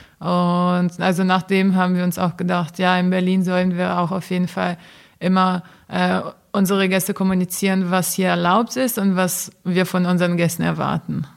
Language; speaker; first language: German; non-native, fluent; Portuguese